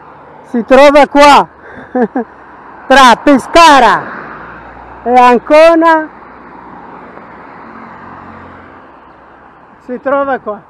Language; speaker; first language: Italian; non-native, fluent; Arabic